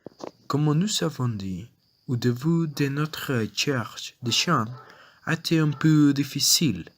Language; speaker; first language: French; non-native, learner; Spanish